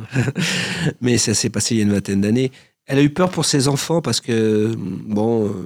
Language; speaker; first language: French; native; French